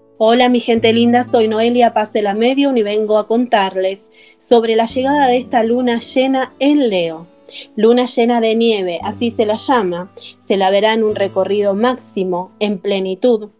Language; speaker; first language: Spanish; native; Spanish